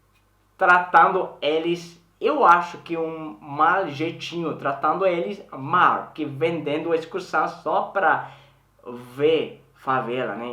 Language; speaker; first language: Portuguese; non-native, learner; Swedish